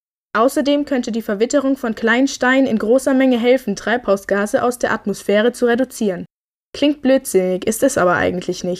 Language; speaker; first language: German; native; German